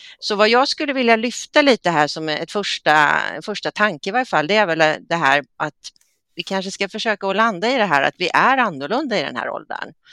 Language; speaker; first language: Swedish; native; Swedish